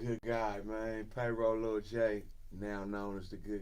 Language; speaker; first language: English; native; English